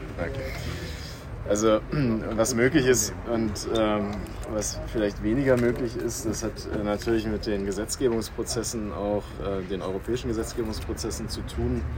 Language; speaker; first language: German; native; German